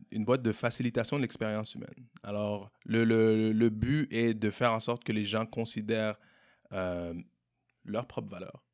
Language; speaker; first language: French; native; French